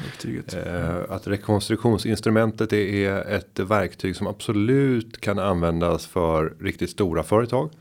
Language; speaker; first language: Swedish; native; Swedish